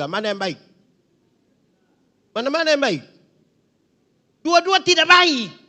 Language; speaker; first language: Malay; native; Malay